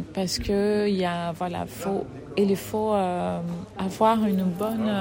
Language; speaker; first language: French; non-native, fluent; Portuguese